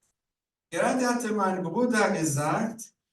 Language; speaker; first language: German; non-native, learner; Rundi